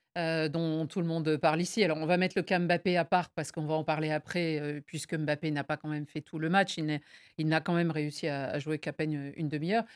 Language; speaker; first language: French; native; French